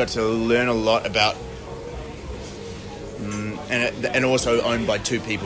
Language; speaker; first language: English; native; English